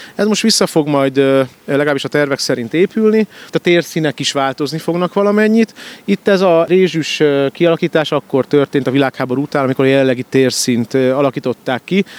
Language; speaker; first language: Hungarian; native; Hungarian